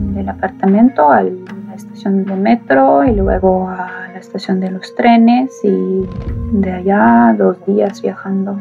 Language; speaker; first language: Spanish; non-native, fluent; Ukrainian